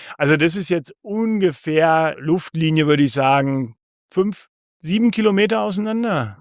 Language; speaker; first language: German; native; German